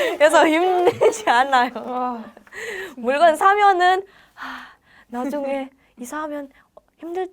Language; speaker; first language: Korean; non-native, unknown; Indonesian